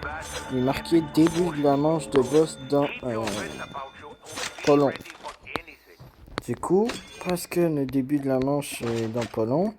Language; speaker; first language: French; native; French